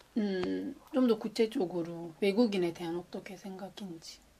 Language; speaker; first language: Korean; non-native, fluent; Turkish